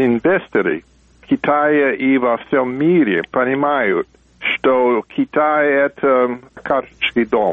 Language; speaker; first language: Russian; non-native, fluent; English